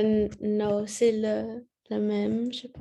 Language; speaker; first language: French; non-native, learner; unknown